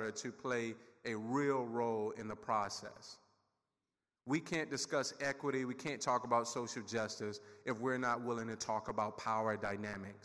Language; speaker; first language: English; native; English